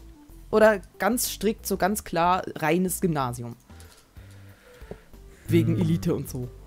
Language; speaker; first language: German; native; German